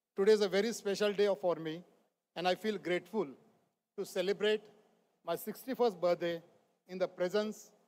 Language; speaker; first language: English; non-native, local second language; Marathi